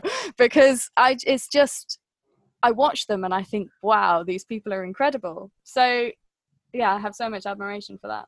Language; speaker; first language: English; native; English